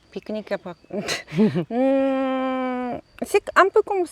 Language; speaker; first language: French; non-native, learner; Japanese